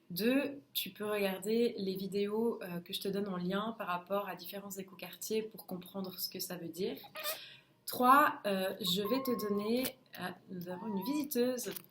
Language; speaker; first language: French; native; French